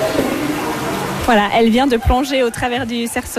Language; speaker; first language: French; native; French